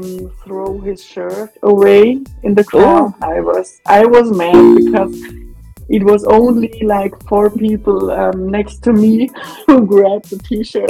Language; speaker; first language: English; non-native, fluent; Swiss German